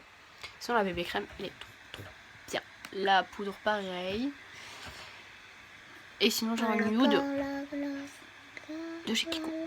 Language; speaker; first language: French; native; French